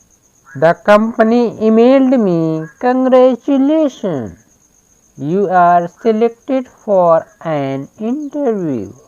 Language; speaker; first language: English; non-native, learner; Hindi